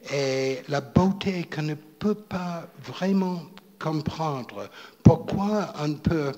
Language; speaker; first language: French; non-native, fluent; English